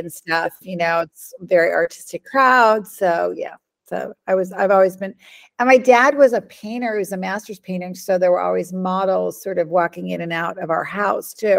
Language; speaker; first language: English; native; English